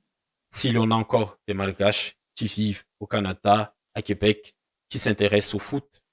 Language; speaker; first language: French; non-native, local second language; Malagasy